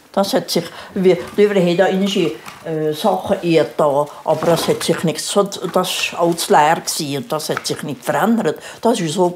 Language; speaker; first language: German; native; German